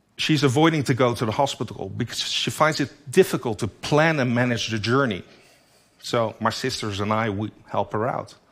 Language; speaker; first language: English; non-native, fluent; Dutch